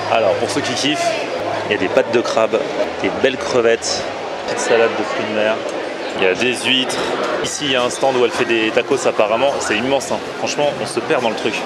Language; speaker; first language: French; native; French